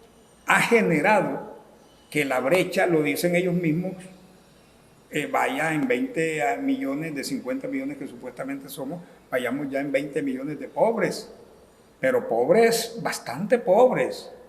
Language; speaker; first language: Spanish; native; Spanish